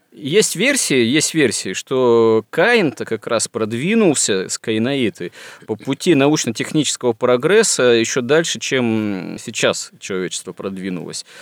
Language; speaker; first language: Russian; native; Russian